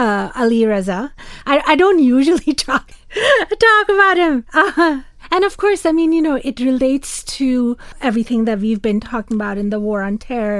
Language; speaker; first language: English; non-native, local second language; Urdu